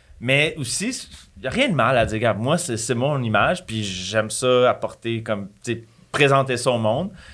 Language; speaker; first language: French; native; French